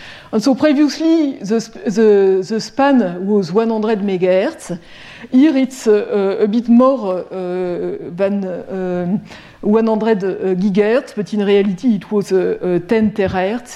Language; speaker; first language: English; non-native, fluent; French